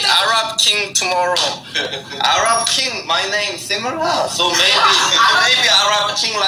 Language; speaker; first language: English; non-native, learner; Korean